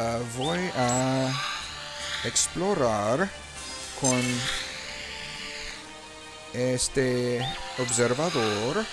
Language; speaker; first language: Spanish; non-native, learner; English